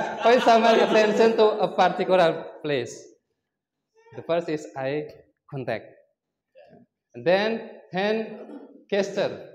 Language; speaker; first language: English; non-native, learner; Indonesian